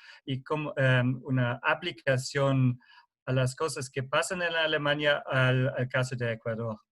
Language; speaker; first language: Spanish; non-native, fluent; German